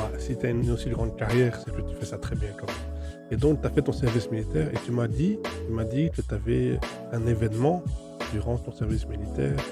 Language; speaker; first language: French; native; French